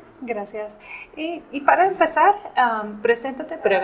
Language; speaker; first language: Spanish; non-native, fluent; English